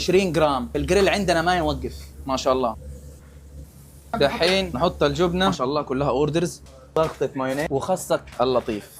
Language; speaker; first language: Arabic; native; Arabic